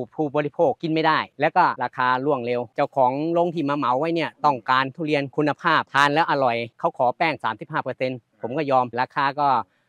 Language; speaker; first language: Thai; native; Thai